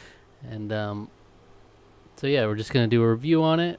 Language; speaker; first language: English; native; English